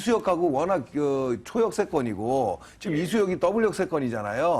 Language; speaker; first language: Korean; native; Korean